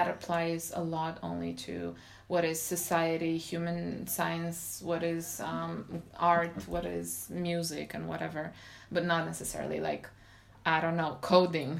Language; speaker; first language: English; non-native, fluent; Romanian